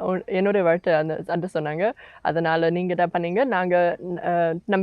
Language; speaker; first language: Tamil; non-native, learner; German